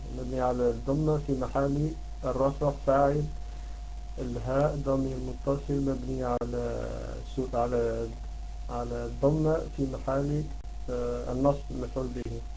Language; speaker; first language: Arabic; non-native, learner; Dutch